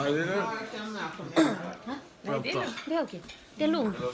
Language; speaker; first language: Swedish; non-native, learner; Thai